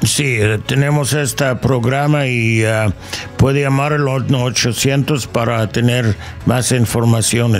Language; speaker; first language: Spanish; non-native, learner; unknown